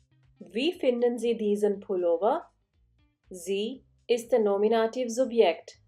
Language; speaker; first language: German; non-native, fluent; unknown